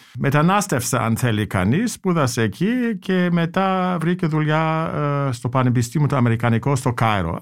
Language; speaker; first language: Greek; non-native, fluent; German